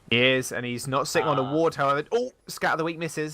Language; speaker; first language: English; native; English